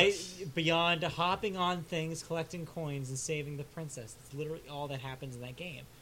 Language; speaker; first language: English; native; English